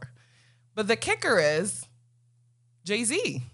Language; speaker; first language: English; non-native, local second language; Akan